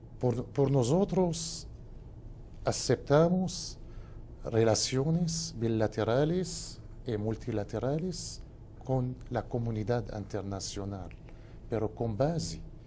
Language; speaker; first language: Spanish; non-native, fluent; Arabic